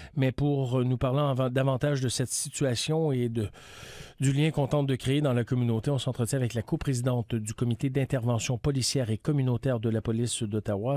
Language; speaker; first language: French; native; French